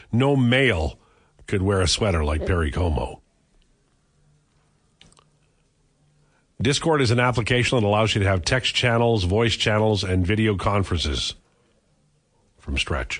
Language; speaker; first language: English; native; English